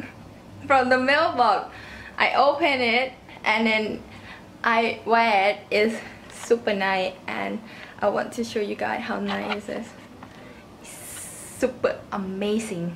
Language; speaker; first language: English; non-native, learner; Thai